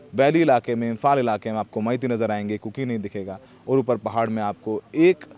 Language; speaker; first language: Hindi; native; Hindi